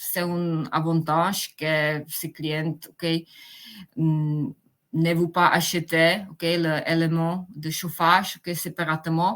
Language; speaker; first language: French; non-native, fluent; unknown